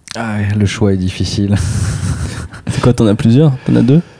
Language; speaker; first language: French; native; French